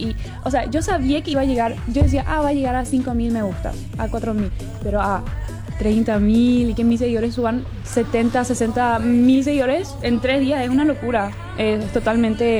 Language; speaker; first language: Spanish; non-native, fluent; German